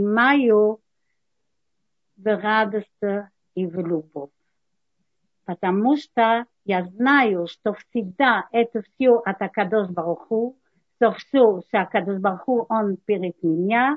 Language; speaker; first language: Russian; non-native, learner; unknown